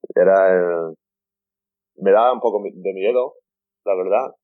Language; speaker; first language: Spanish; non-native, fluent; English